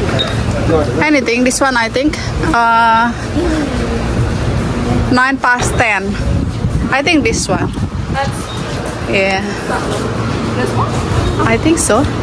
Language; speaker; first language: English; non-native, learner; Indonesian